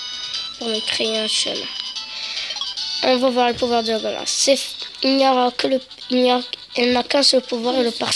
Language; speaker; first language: French; native; French